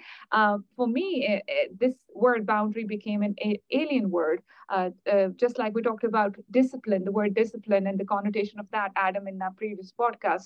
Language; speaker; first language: English; non-native, local second language; Urdu